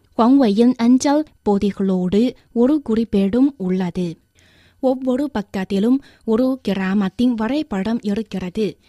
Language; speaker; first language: Tamil; non-native, fluent; Chinese